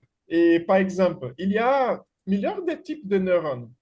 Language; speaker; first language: French; non-native, fluent; Portuguese